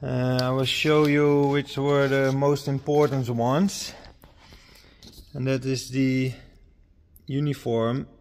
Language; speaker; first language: English; non-native, fluent; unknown